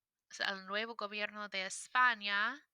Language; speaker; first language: Spanish; non-native, fluent; English